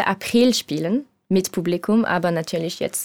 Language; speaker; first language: German; non-native, learner; French